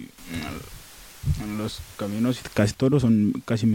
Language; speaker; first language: Spanish; non-native, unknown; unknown